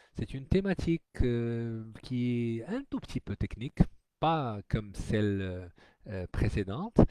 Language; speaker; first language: French; non-native, local second language; Arabic